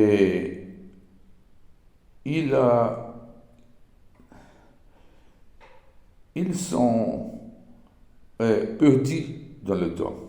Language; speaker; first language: French; non-native, learner; Portuguese